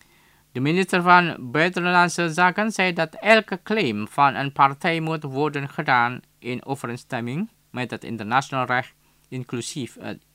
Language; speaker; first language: Dutch; non-native, fluent; Indonesian